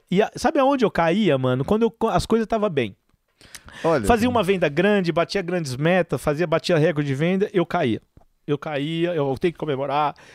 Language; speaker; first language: Portuguese; native; Portuguese